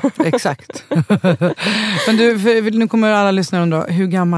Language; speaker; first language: Swedish; native; Swedish